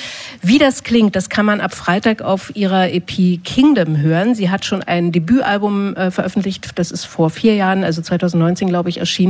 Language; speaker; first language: German; native; German